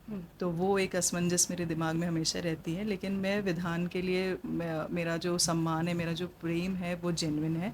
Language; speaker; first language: Hindi; native; Hindi